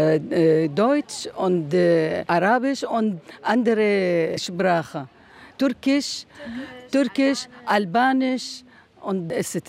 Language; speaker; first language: German; non-native, learner; Arabic